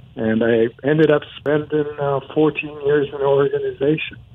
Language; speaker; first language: English; non-native, fluent; Spanish